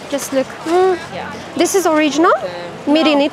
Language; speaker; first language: English; non-native, learner; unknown